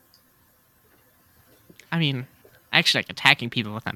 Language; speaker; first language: English; non-native, fluent; German